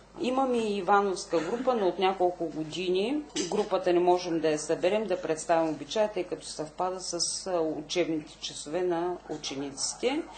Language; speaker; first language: Bulgarian; native; Bulgarian